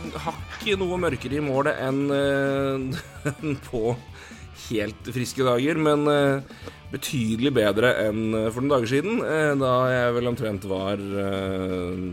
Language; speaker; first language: Norwegian; native; Norwegian